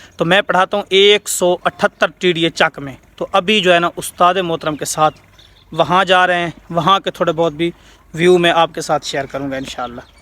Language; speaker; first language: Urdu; non-native, local second language; Saraiki